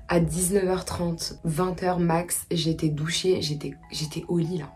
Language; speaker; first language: French; native; French